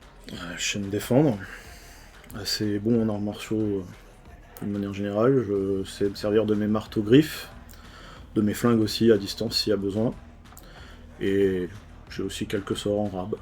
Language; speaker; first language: French; native; French